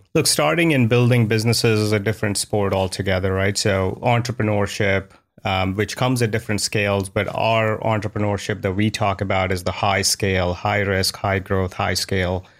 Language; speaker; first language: English; non-native, local second language; Hindi